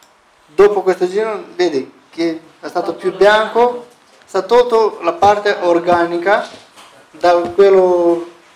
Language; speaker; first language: Italian; non-native, fluent; Romanian